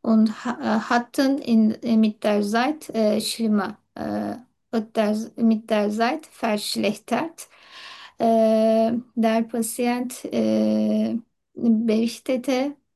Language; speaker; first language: German; non-native, learner; Turkish